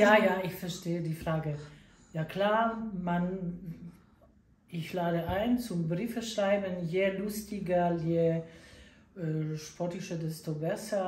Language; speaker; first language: German; non-native, fluent; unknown